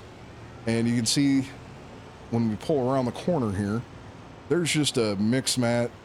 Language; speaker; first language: English; native; English